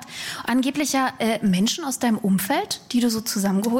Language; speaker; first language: German; native; German